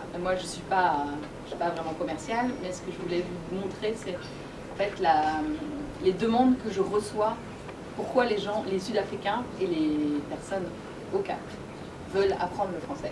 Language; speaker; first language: French; native; French